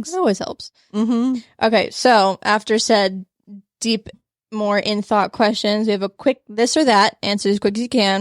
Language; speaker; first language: English; native; English